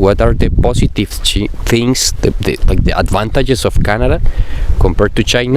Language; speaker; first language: English; non-native, fluent; Spanish